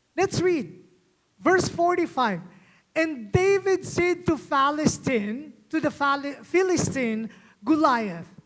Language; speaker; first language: English; non-native, local second language; Filipino